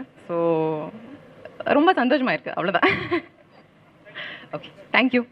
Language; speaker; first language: Tamil; non-native, learner; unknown